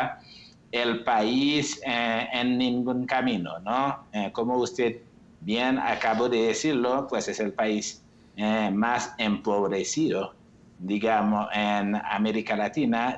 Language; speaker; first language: Spanish; non-native, fluent; Haitian Creole